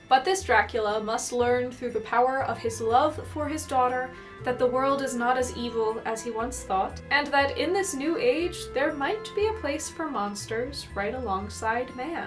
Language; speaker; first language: English; native; English